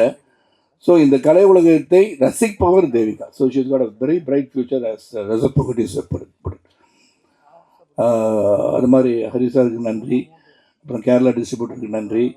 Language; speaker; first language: Tamil; native; Tamil